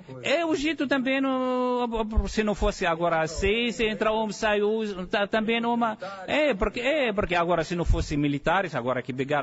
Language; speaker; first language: Portuguese; non-native, fluent; Arabic